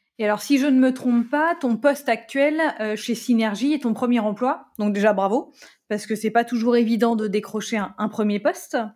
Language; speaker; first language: French; native; French